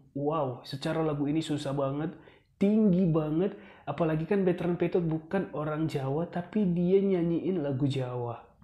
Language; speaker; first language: Indonesian; native; Indonesian